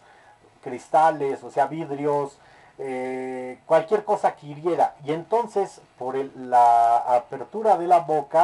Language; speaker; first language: Spanish; native; Spanish